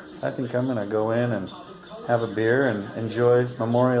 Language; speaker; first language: English; native; English